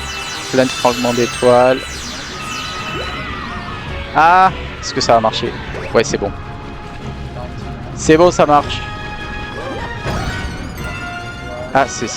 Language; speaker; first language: French; native; French